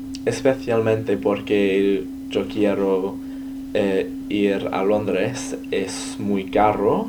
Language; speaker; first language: Spanish; non-native, learner; English